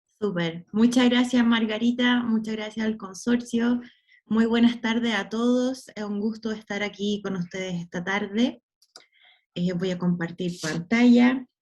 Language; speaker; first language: Spanish; non-native, fluent; English